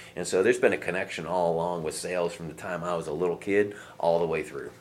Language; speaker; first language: English; native; English